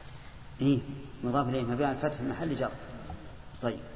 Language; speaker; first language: Arabic; native; Arabic